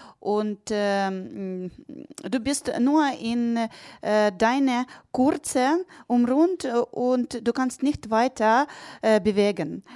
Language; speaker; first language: German; non-native, learner; Ukrainian